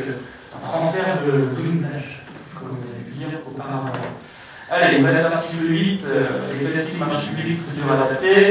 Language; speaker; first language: French; native; French